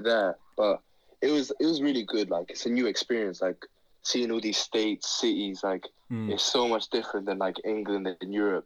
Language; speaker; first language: English; native; English